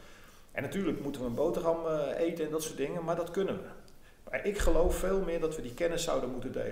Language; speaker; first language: Dutch; native; Dutch